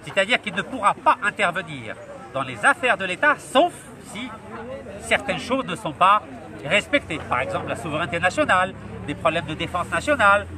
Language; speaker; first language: French; non-native, local second language; Arabic